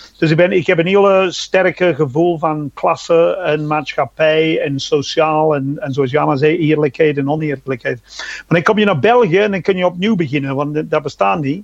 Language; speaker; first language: Dutch; non-native, fluent; English